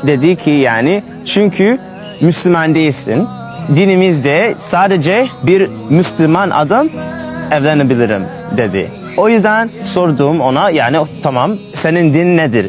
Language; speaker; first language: Turkish; non-native, learner; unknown